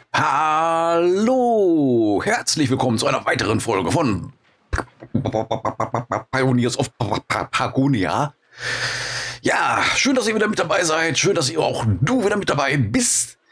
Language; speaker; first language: German; native; German